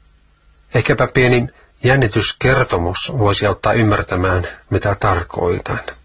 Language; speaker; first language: Finnish; native; Finnish